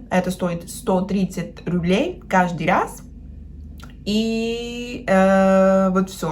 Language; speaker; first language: Russian; non-native, fluent; Spanish